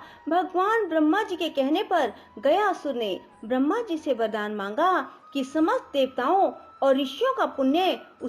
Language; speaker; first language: Hindi; native; Hindi